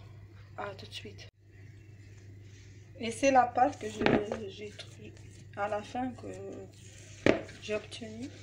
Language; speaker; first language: French; non-native, learner; Arabic